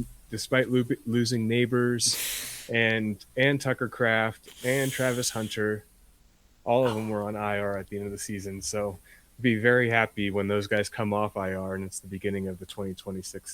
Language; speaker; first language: English; native; English